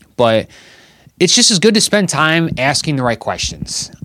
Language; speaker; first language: English; native; English